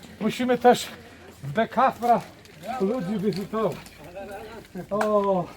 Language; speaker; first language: Polish; non-native, learner; Arabic